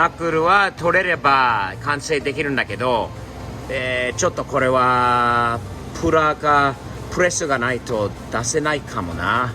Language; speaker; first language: Japanese; non-native, fluent; English